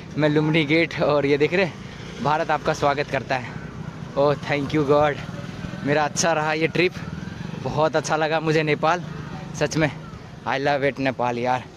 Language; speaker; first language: Hindi; native; Hindi